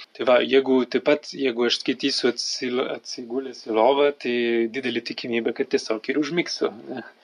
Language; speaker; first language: Lithuanian; non-native, fluent; French